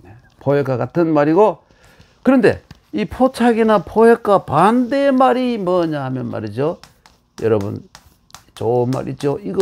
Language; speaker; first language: Korean; native; Korean